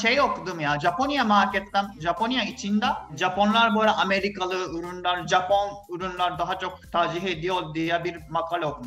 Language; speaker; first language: Turkish; non-native, fluent; Japanese